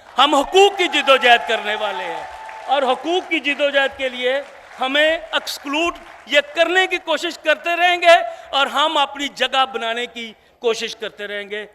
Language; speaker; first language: Urdu; non-native, local second language; Punjabi